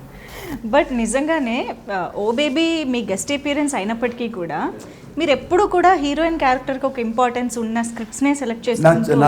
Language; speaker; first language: Telugu; native; Telugu